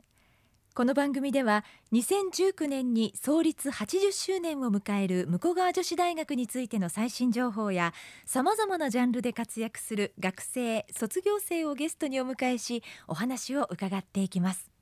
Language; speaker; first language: Japanese; native; Japanese